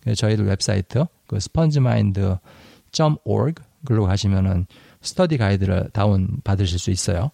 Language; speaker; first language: Korean; native; Korean